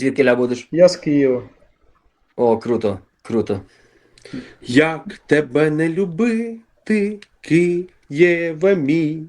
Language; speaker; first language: Ukrainian; early bilingual, other home language; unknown